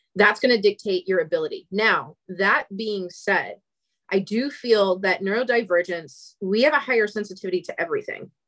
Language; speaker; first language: English; native; English